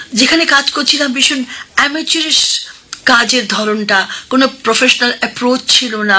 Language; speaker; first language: Bangla; non-native, local second language; Hindi